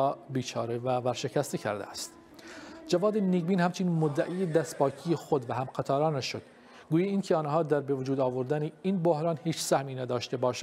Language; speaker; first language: Persian; non-native, local second language; Kurdish